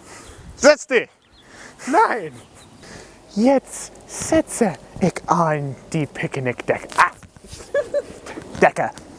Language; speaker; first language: German; non-native, learner; English